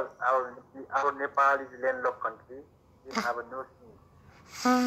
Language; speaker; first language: English; non-native, learner; Nepali